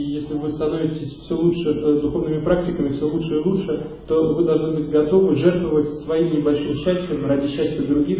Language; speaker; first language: Russian; native; Russian